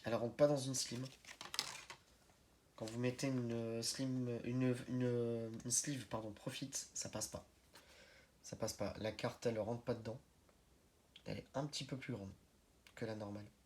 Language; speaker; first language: French; native; French